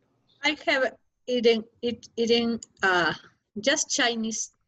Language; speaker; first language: English; non-native, learner; Spanish